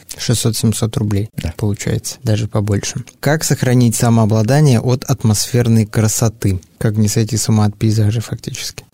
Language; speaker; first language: Russian; native; Russian